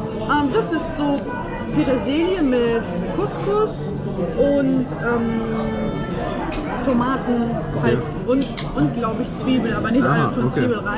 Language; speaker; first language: German; early bilingual, other home language; Arabic